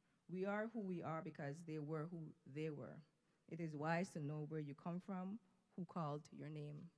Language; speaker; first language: English; native; English